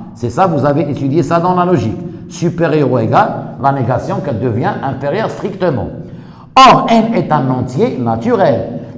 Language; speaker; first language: French; non-native, local second language; Arabic